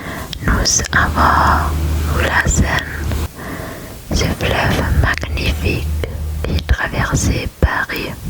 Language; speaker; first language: French; non-native, learner; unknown